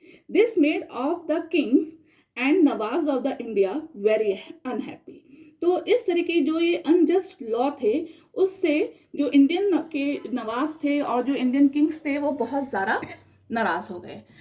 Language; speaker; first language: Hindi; native; Hindi